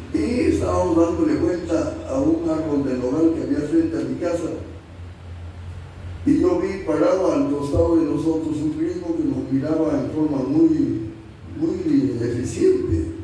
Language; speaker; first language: Spanish; native; Spanish